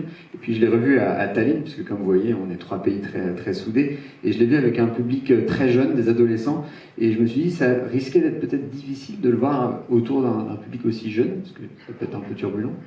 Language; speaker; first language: French; native; French